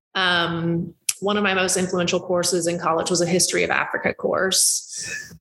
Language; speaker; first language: English; native; English